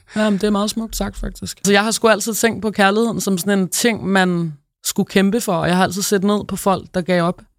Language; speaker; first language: Danish; native; Danish